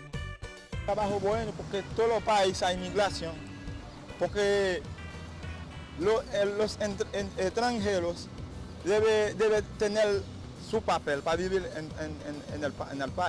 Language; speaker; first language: Spanish; non-native, learner; Haitian Creole